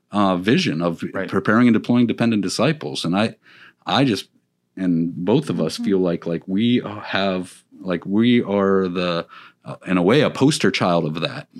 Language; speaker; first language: English; native; English